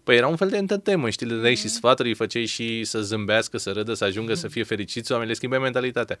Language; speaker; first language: Romanian; native; Romanian